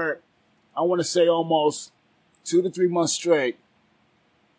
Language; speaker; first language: English; native; English